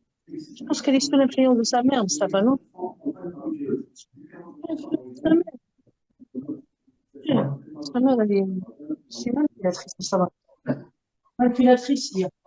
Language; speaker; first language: French; non-native, local second language; Arabic